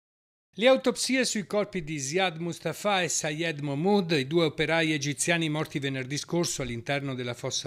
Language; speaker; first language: Italian; native; Italian